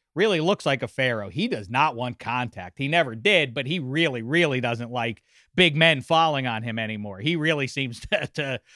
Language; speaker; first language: English; native; English